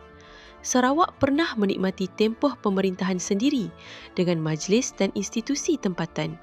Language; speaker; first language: Malay; native; Malay